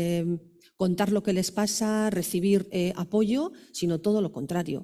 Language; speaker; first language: Spanish; native; Spanish